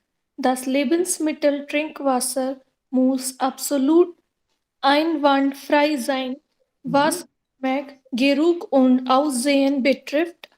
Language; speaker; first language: German; non-native, learner; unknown